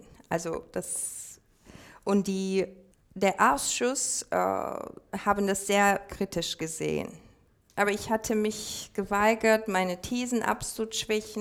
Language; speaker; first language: German; non-native, fluent; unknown